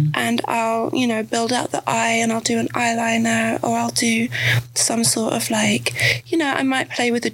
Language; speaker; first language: English; native; English